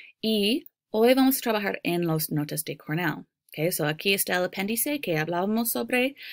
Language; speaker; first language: Spanish; non-native, fluent; English